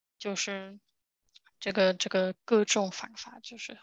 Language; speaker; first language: Chinese; non-native, learner; German